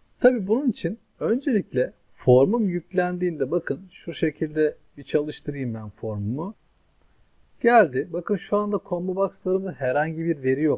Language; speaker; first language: Turkish; native; Turkish